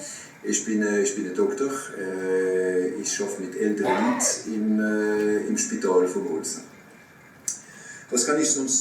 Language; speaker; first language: German; non-native, fluent; French